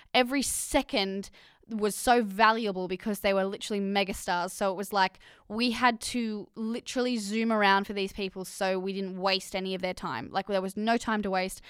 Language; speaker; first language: English; native; English